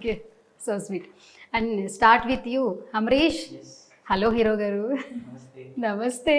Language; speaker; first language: Telugu; native; Telugu